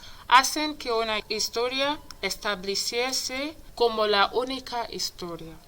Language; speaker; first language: Spanish; non-native, learner; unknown